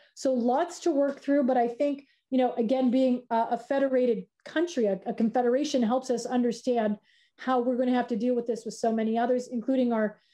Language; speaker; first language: English; native; English